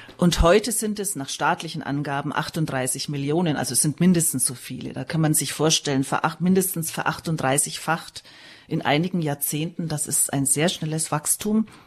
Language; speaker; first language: German; native; German